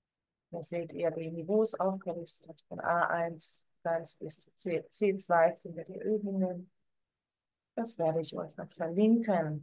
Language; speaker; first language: German; non-native, fluent; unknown